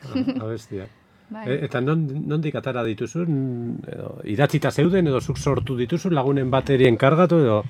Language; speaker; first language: Basque; native; Basque